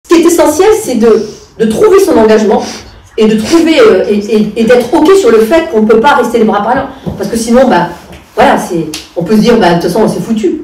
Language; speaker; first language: French; native; French